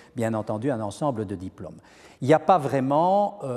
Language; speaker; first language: French; native; French